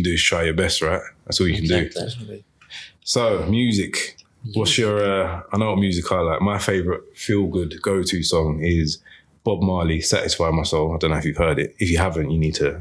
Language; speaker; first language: English; native; English